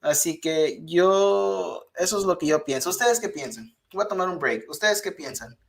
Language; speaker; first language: Spanish; early bilingual, heritage; Spanish